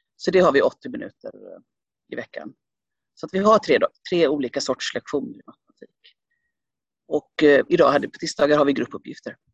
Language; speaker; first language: Swedish; early bilingual, other home language; Finnish